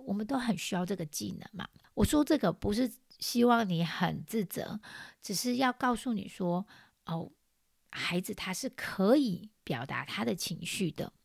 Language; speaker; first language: Chinese; native; Chinese